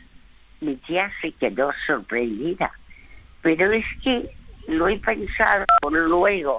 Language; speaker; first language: Spanish; early bilingual, other home language; French